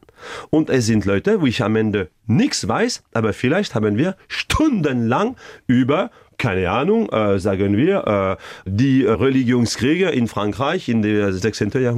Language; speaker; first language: German; non-native, fluent; French